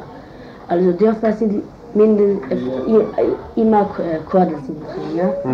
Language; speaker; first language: German; non-native, learner; Kurdish